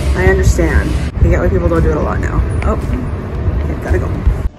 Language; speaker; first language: English; native; English